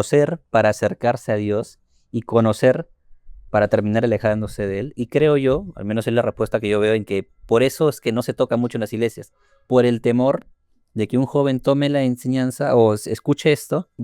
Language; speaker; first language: Spanish; native; Spanish